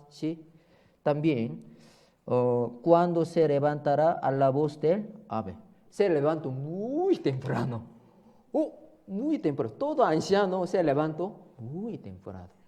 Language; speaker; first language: Spanish; non-native, learner; Korean